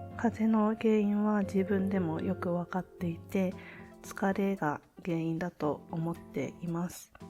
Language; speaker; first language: Japanese; native; Japanese